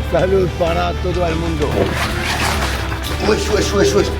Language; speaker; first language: Spanish; non-native, learner; French